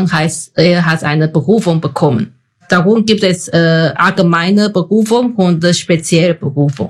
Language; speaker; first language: German; non-native, fluent; Chinese